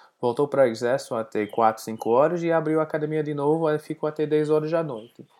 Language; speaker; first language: Portuguese; non-native, learner; English